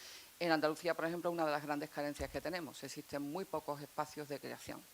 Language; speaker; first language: Spanish; native; Spanish